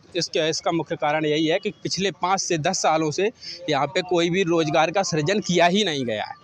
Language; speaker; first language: Hindi; native; Hindi